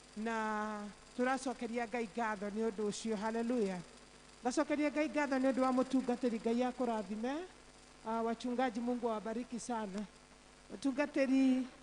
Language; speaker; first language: Kikuyu; non-native, local second language; Embu